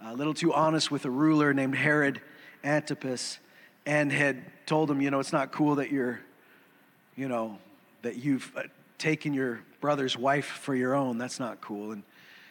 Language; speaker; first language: English; native; English